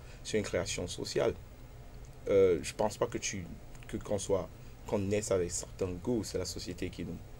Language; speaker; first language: French; non-native, local second language; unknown